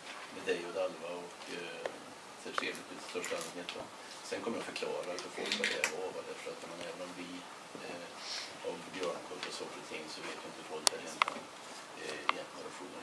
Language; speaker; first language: Swedish; native; Swedish